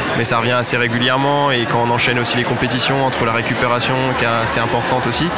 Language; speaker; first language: French; native; French